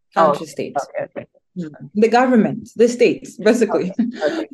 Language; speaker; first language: English; non-native, local second language; Kinyarwanda